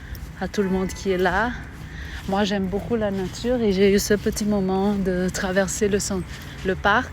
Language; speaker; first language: French; non-native, fluent; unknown